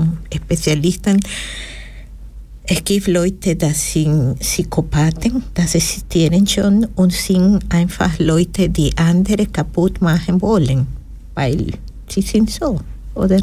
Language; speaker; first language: German; non-native, learner; Spanish